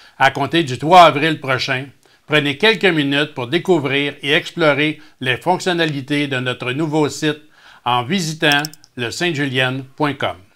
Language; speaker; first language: French; native; French